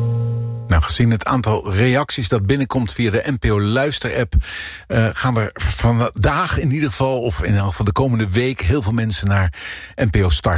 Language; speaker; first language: Dutch; native; Dutch